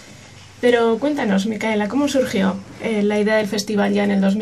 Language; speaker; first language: Spanish; native; Spanish